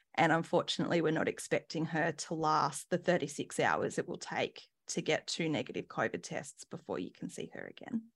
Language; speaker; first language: English; native; English